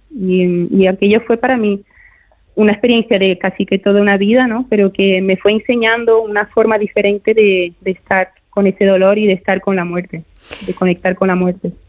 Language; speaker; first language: Spanish; early bilingual, other home language; Portuguese